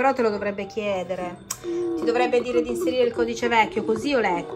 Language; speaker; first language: Italian; native; Italian